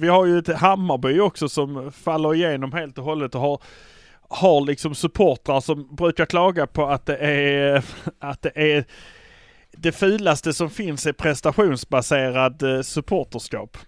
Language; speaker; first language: Swedish; native; Swedish